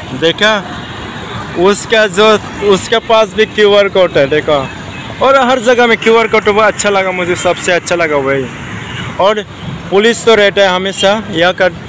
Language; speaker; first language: Hindi; non-native, local second language; Bangla